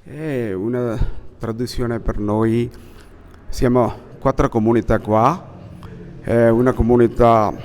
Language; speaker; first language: Italian; non-native, learner; Malayalam